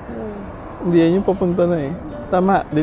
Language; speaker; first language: Filipino; native; Filipino